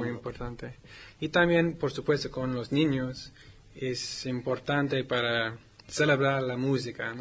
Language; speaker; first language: Spanish; non-native, learner; English